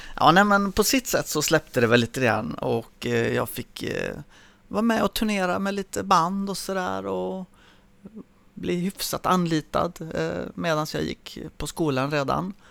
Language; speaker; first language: Swedish; early bilingual, other home language; Spanish